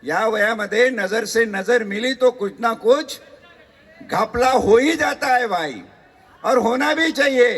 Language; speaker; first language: Hindi; non-native, local second language; Marathi